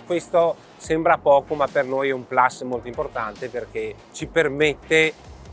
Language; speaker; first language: Italian; native; Italian